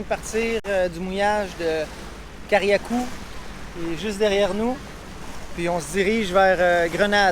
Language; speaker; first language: French; native; French